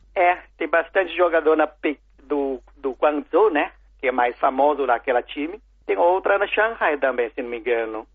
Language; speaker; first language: Portuguese; non-native, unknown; Chinese